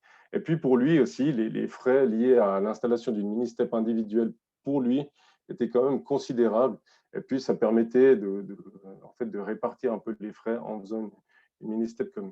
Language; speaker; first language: French; native; French